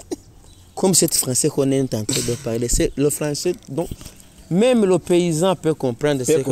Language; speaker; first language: French; non-native, learner; Rundi